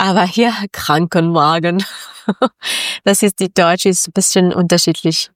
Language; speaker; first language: German; non-native, learner; Persian